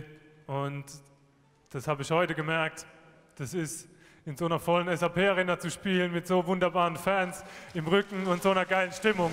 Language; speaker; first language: German; native; German